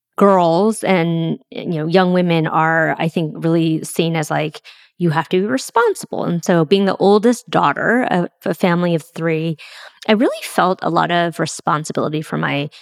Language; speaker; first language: English; native; English